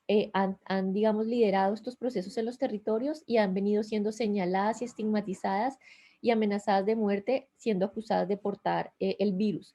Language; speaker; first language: Spanish; native; Spanish